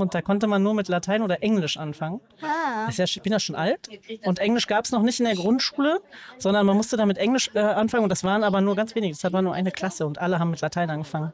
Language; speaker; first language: German; native; German